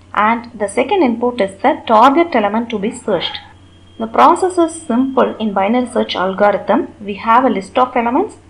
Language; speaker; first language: English; non-native, local second language; Tamil